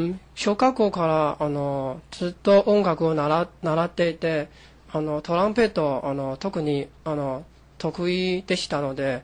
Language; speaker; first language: Japanese; non-native, fluent; Chinese